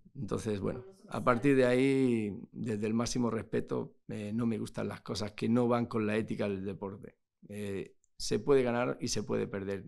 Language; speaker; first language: Spanish; native; Spanish